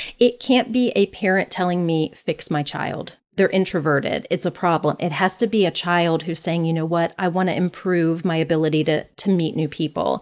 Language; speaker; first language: English; native; English